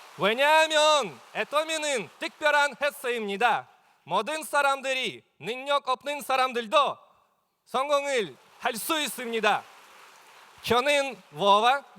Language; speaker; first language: Korean; non-native, learner; Russian